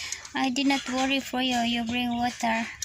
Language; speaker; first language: English; non-native, learner; Cebuano